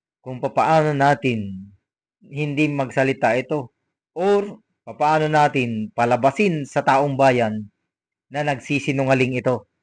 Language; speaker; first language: Filipino; native; Filipino